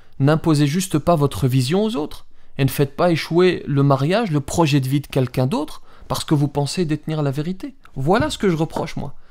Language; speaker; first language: French; early bilingual, other home language; Riffian